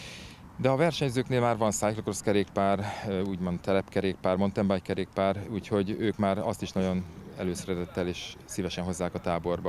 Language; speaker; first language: Hungarian; native; Hungarian